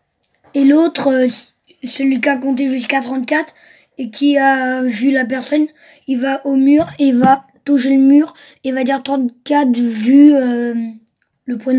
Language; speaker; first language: French; early bilingual, other home language; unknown